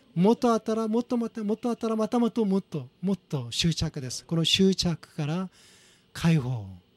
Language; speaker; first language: Japanese; non-native, fluent; Korean